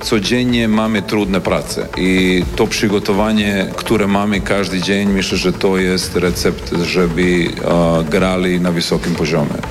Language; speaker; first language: Polish; non-native, learner; Serbian